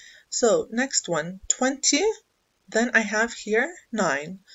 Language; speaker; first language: English; non-native, fluent; Arabic